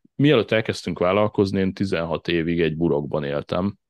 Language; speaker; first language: Hungarian; native; Hungarian